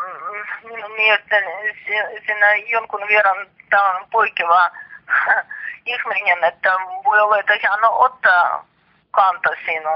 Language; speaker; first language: Finnish; non-native, learner; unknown